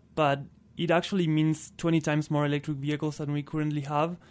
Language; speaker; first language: English; non-native, fluent; Spanish